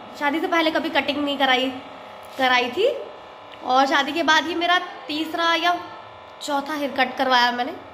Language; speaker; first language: Hindi; native; Hindi